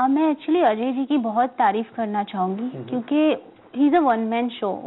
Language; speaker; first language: Hindi; non-native, local second language; Gujarati